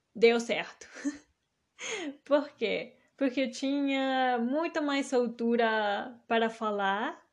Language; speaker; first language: Portuguese; early bilingual, heritage; Portuguese